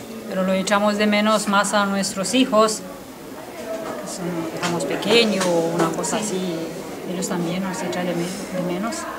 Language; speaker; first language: Spanish; non-native, learner; Romanian